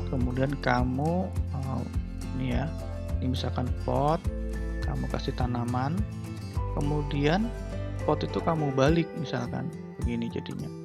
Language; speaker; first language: Indonesian; native; Indonesian